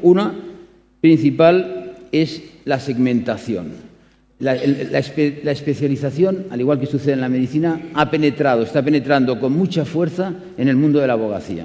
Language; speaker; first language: Spanish; native; Spanish